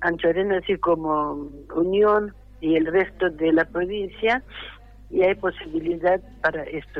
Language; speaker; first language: Spanish; non-native, fluent; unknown